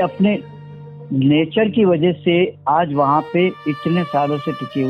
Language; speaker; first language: Hindi; native; Hindi